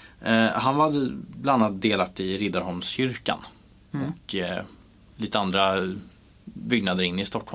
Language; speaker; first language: Swedish; native; Swedish